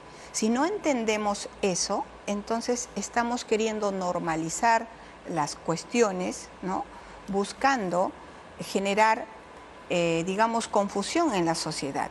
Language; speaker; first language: Spanish; native; Spanish